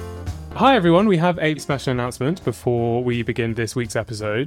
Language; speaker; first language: English; native; English